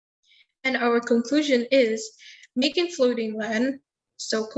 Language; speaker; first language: English; non-native, learner; Indonesian